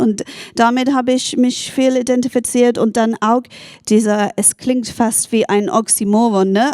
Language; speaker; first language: German; non-native, fluent; English